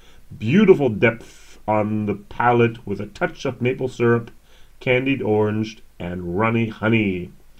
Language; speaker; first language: English; native; English